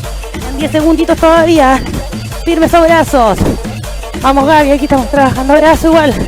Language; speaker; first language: Spanish; native; Spanish